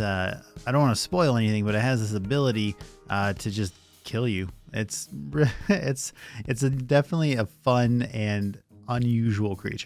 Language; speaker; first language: English; native; English